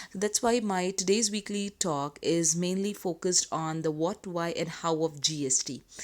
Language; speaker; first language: Hindi; native; Hindi